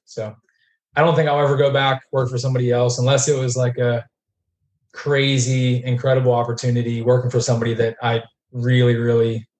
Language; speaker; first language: English; native; English